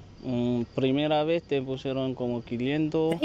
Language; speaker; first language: Spanish; non-native, learner; Haitian Creole